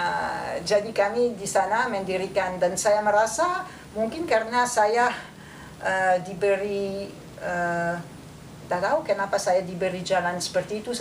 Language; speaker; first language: Indonesian; non-native, fluent; French